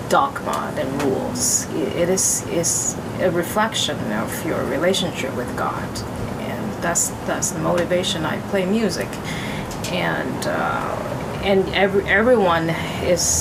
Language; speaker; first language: English; non-native, fluent; Chinese